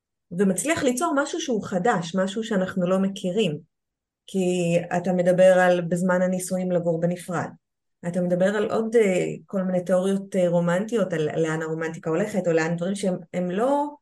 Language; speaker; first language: Hebrew; native; Hebrew